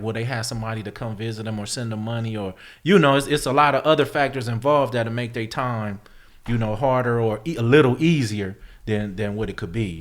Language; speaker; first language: English; native; English